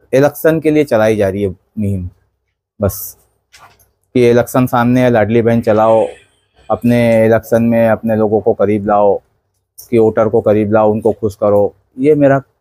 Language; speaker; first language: Hindi; native; Hindi